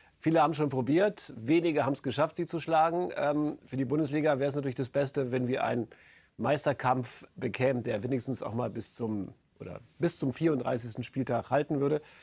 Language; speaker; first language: German; native; German